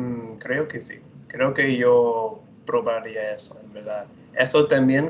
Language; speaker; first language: Spanish; non-native, fluent; English